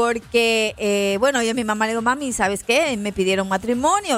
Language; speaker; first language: Spanish; native; Spanish